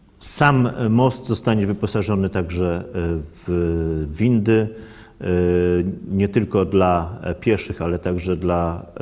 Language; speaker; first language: Polish; native; Polish